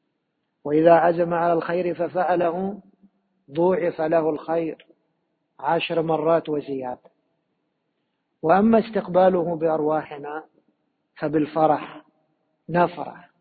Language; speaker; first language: Arabic; native; Arabic